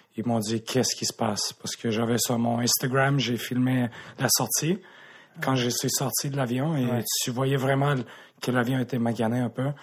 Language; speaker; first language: French; early bilingual, other home language; Russian